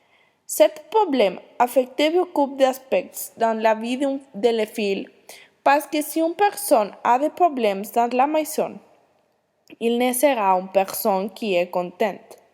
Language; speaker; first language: French; non-native, learner; Spanish